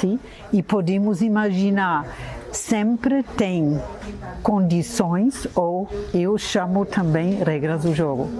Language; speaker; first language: Portuguese; non-native, fluent; German